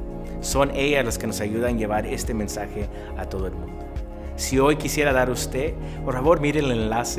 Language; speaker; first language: Spanish; native; Spanish